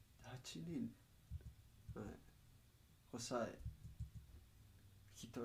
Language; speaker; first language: Japanese; non-native, learner; Spanish